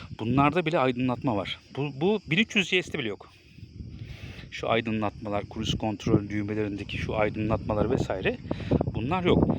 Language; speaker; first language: Turkish; native; Turkish